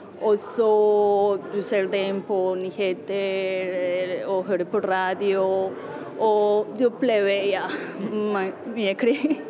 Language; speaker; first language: Norwegian; non-native, learner; Spanish